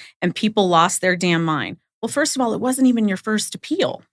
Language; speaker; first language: English; native; English